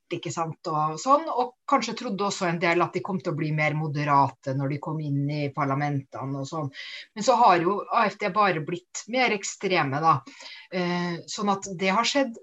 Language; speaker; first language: Norwegian; native; Norwegian